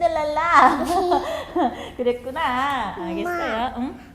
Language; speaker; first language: Korean; non-native, learner; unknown